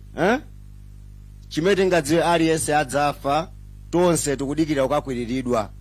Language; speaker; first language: Nyanja; non-native, local second language; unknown